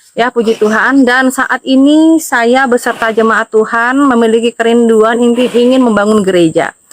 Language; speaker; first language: Indonesian; non-native, local second language; Madurese